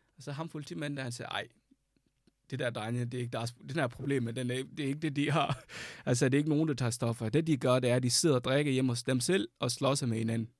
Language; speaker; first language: Danish; non-native, fluent; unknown